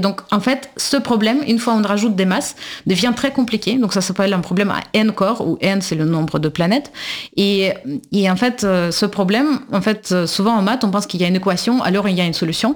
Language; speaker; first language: French; non-native, fluent; Russian